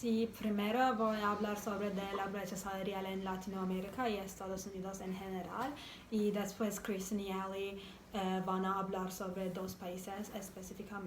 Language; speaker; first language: Spanish; non-native, learner; English